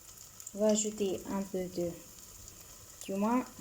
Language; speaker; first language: French; non-native, learner; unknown